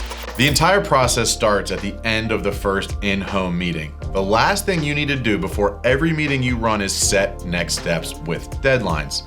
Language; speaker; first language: English; native; English